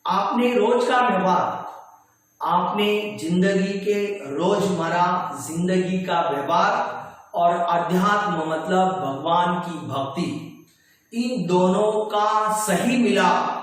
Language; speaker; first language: Hindi; non-native, local second language; Marathi